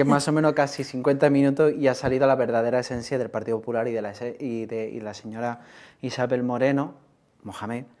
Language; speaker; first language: Spanish; native; Spanish